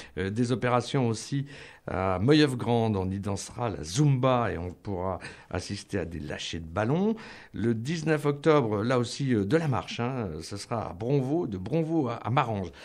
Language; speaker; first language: French; native; French